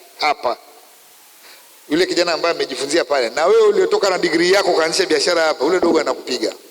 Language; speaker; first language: Swahili; native; Swahili